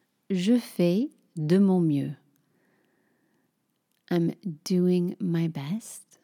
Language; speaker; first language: French; non-native, fluent; English